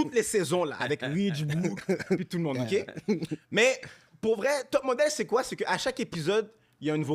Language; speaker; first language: French; native; French